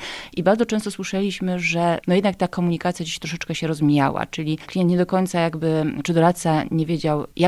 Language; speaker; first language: Polish; native; Polish